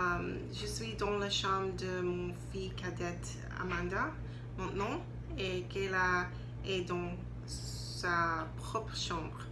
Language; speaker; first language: French; non-native, learner; English